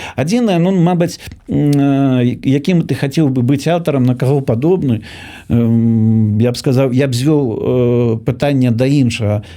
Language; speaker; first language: Belarusian; native; Belarusian